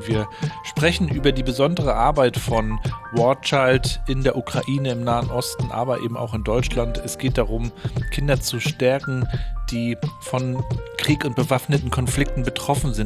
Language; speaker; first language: German; native; German